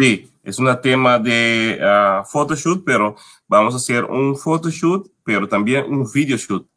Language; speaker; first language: Spanish; non-native, fluent; Papiamento